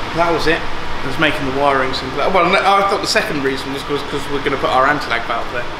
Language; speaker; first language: English; native; English